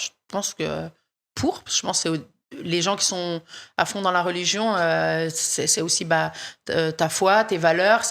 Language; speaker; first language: French; native; French